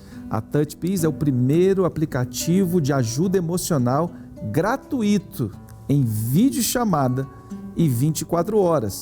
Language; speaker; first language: Portuguese; native; Portuguese